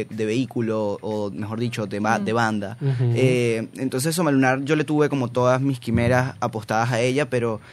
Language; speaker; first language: Spanish; native; Spanish